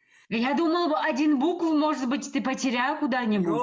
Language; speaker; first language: Russian; non-native, learner; Uzbek